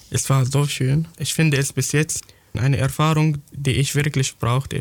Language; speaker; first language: German; non-native, fluent; Arabic